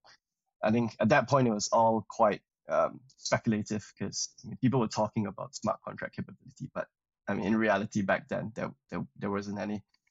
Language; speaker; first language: English; non-native, local second language; Chinese